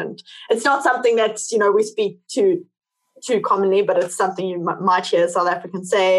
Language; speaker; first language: English; native; English